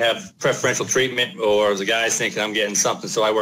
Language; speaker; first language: English; native; English